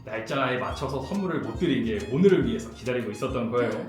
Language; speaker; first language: Korean; native; Korean